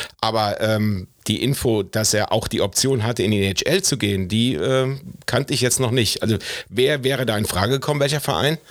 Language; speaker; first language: German; native; German